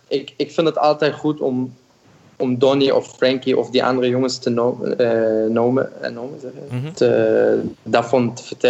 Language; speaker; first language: Dutch; non-native, fluent; German